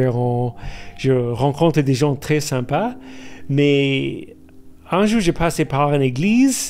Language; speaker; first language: French; non-native, fluent; English